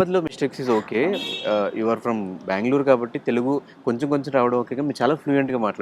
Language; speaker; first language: Telugu; native; Telugu